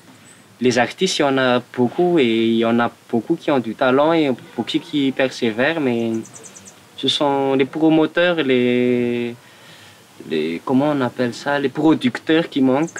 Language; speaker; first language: French; non-native, local second language; Malagasy